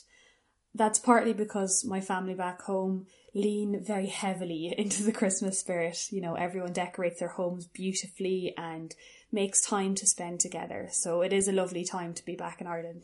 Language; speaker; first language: English; native; English